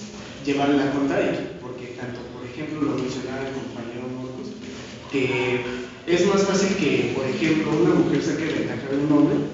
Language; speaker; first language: Spanish; native; Spanish